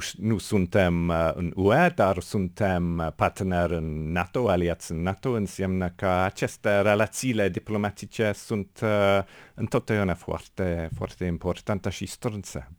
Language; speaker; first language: Romanian; non-native, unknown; English